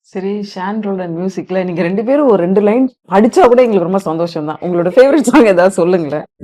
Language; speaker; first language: Tamil; native; Tamil